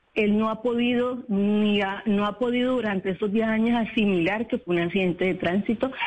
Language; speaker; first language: Spanish; native; Spanish